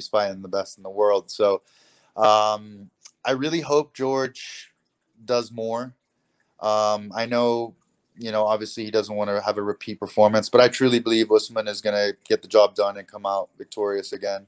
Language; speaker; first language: English; native; English